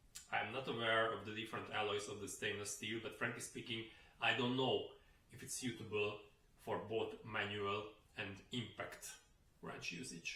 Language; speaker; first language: English; non-native, fluent; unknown